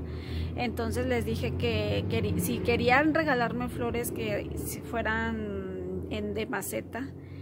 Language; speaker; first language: Spanish; early bilingual, heritage; Spanish